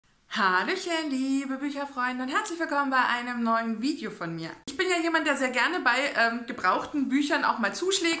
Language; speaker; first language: German; native; German